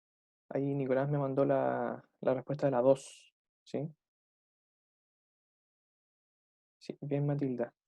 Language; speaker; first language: Spanish; native; Spanish